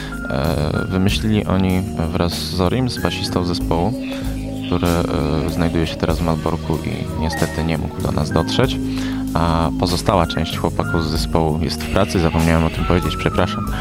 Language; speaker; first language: Polish; native; Polish